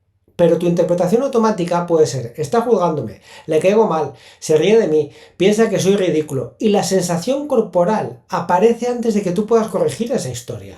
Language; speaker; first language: Spanish; native; Spanish